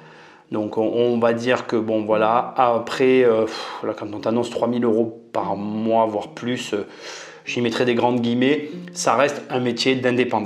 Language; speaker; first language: French; native; French